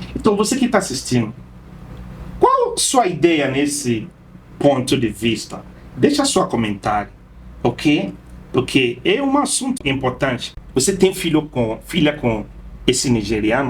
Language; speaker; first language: Portuguese; non-native, fluent; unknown